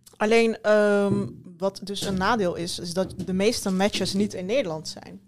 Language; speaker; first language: Dutch; early bilingual, other home language; Turkish